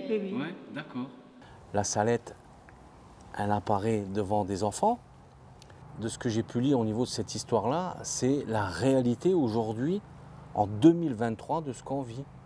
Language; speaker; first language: French; native; French